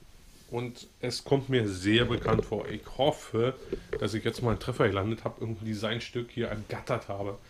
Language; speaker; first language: German; native; German